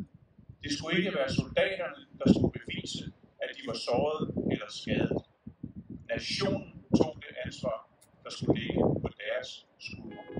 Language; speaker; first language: Danish; native; Danish